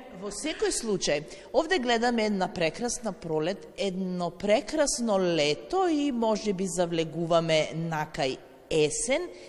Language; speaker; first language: Macedonian; native; Macedonian